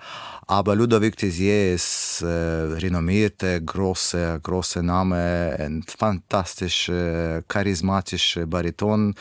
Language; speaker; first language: German; non-native, learner; Russian